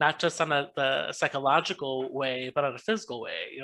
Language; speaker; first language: English; native; English